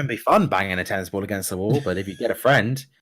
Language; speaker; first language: English; native; English